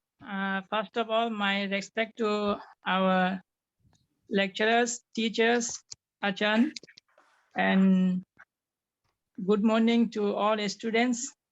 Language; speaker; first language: English; non-native, fluent; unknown